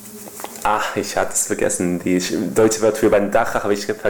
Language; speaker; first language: German; non-native, learner; Spanish